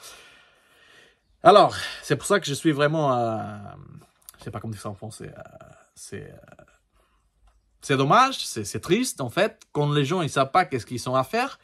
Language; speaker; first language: French; non-native, learner; Portuguese